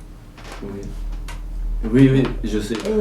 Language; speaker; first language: French; non-native, learner; Kurdish